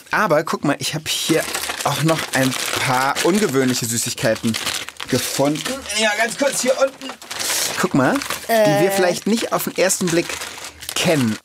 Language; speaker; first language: German; native; German